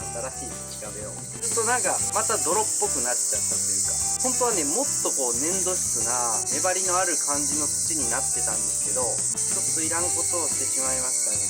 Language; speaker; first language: Japanese; native; Japanese